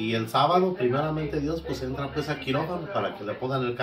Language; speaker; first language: Spanish; native; Spanish